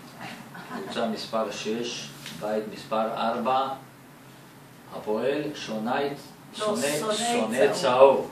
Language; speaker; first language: Hebrew; native; Hebrew